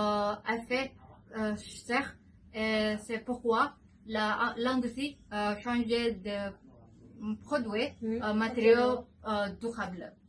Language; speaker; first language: French; non-native, learner; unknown